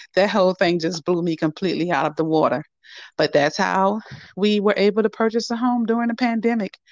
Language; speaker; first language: English; native; English